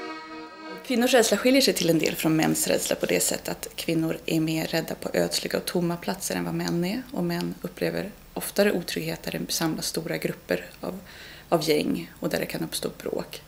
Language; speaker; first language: Swedish; native; Swedish